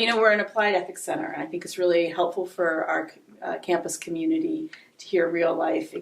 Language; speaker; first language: English; native; English